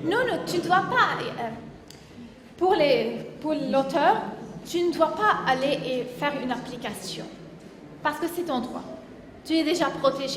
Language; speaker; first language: French; non-native, fluent; English